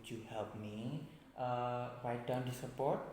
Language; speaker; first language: English; non-native, fluent; Indonesian